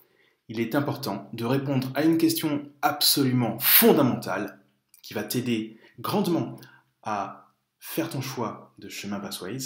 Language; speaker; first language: French; native; French